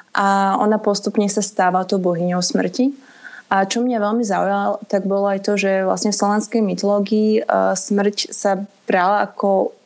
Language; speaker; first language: Slovak; native; Slovak